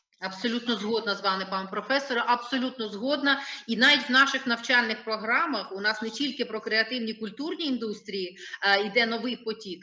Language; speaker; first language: Ukrainian; native; Ukrainian